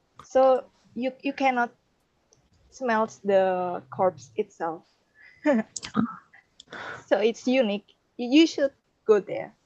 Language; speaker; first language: English; non-native, learner; Indonesian